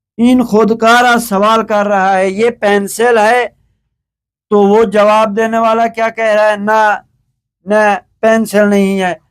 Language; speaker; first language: Urdu; native; Urdu